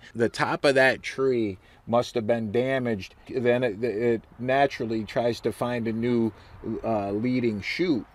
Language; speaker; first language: English; native; English